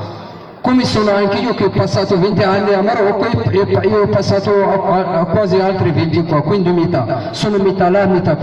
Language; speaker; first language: Italian; non-native, fluent; Arabic